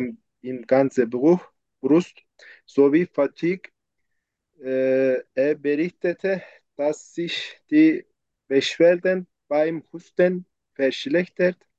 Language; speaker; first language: German; non-native, learner; Turkish